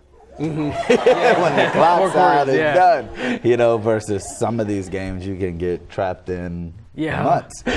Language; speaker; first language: English; native; English